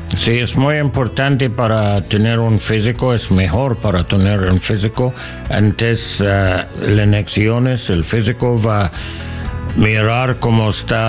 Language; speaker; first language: Spanish; non-native, learner; English